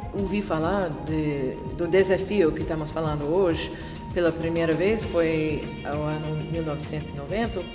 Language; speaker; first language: Portuguese; non-native, fluent; English